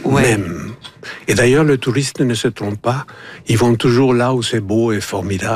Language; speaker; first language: French; non-native, fluent; Spanish